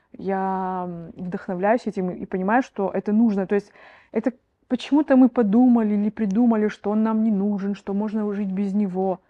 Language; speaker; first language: Russian; native; Russian